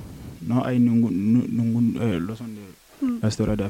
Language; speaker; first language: Spanish; non-native, learner; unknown